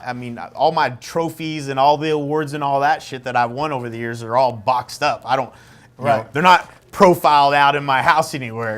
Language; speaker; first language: English; native; English